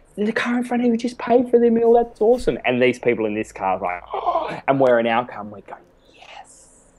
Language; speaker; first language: English; native; English